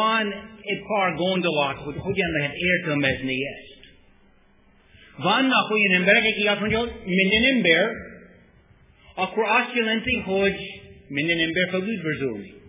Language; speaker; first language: Hungarian; non-native, fluent; English